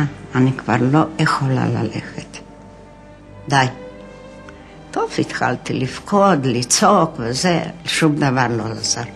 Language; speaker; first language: Hebrew; non-native, fluent; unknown